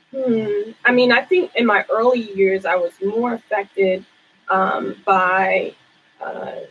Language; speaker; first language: English; native; English